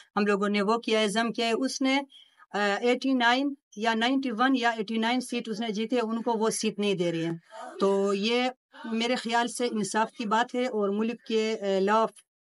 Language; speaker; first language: Urdu; non-native, local second language; Pashto